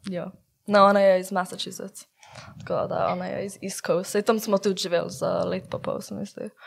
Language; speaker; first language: Slovenian; early bilingual, heritage; English